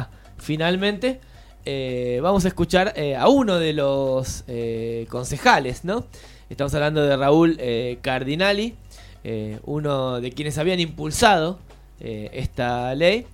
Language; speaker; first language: Spanish; native; Spanish